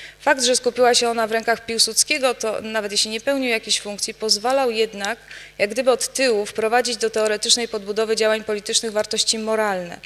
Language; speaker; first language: Polish; native; Polish